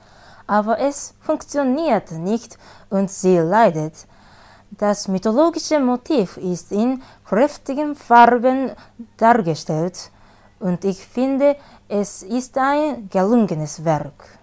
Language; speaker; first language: German; non-native, learner; Japanese